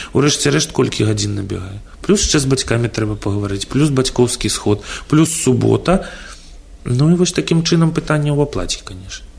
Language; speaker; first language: Belarusian; non-native, local second language; Russian